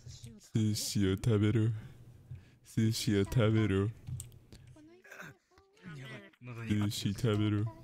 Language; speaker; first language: Japanese; non-native, learner; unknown